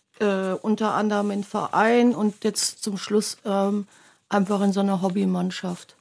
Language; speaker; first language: German; native; German